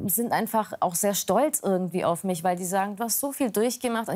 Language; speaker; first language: German; native; German